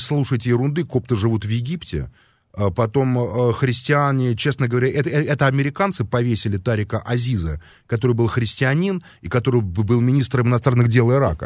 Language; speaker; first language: Russian; native; Russian